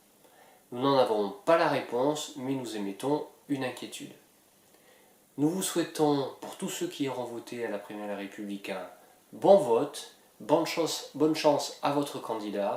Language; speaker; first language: French; native; French